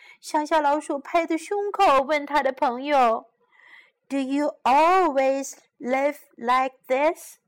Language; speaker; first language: English; non-native, fluent; Chinese